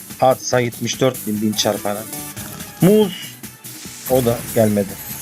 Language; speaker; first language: Turkish; native; Turkish